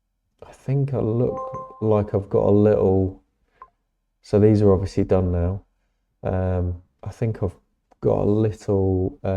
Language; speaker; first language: English; native; English